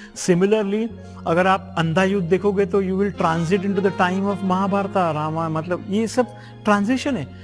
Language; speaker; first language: Hindi; non-native, local second language; Marathi